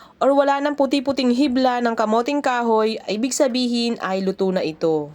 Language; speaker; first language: Filipino; native; Filipino